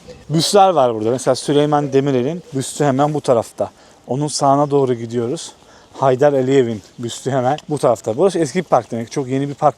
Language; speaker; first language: Turkish; native; Turkish